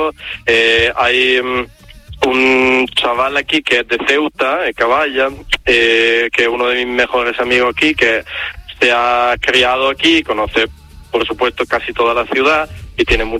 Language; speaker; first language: Spanish; non-native, fluent; Italian